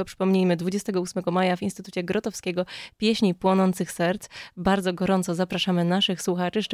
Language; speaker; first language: Polish; native; Polish